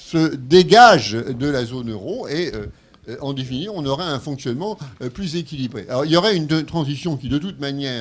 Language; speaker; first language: French; native; French